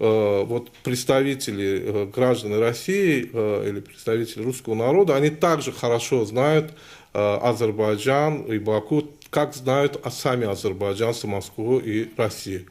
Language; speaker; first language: Russian; non-native, local second language; Azerbaijani